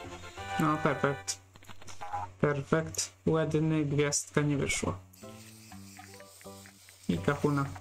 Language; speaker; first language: Polish; native; Polish